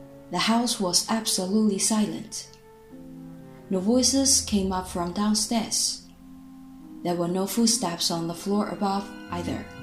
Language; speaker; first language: English; non-native, fluent; Chinese